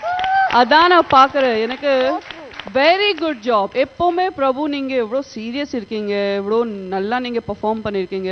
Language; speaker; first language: Tamil; non-native, local second language; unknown